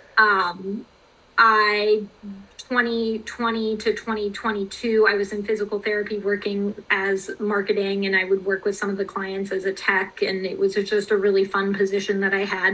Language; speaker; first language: English; native; English